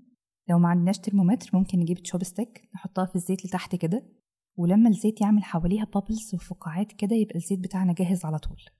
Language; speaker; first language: Arabic; native; Arabic